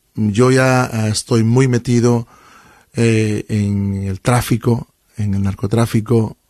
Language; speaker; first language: Spanish; native; Spanish